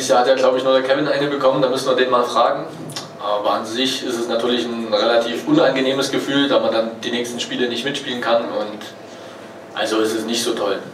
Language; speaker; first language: German; native; German